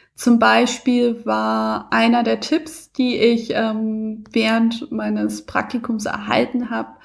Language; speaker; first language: German; early bilingual, other home language; Persian